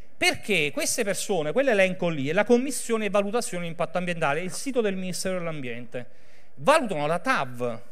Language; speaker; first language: Italian; native; Italian